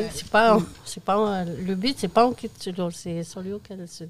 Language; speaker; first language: French; non-native, fluent; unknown